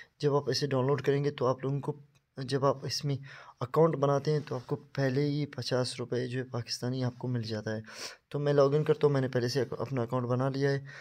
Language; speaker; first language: Urdu; non-native, local second language; Baluchi